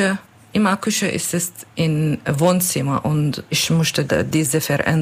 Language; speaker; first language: German; non-native, learner; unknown